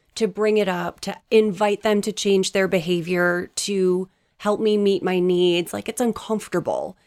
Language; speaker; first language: English; native; English